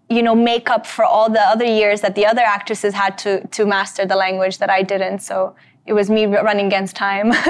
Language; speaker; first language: English; native; English